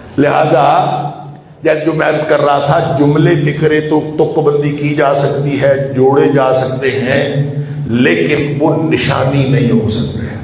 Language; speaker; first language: Urdu; non-native, local second language; Punjabi